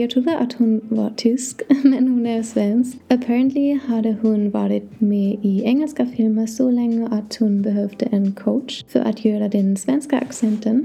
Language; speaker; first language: Swedish; non-native, learner; English